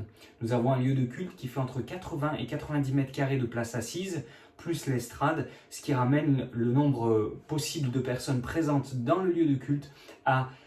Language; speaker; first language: French; native; French